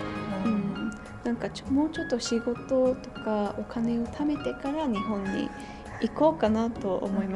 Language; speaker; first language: Japanese; non-native, fluent; English